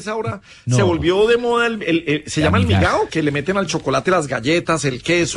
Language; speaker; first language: Spanish; native; Spanish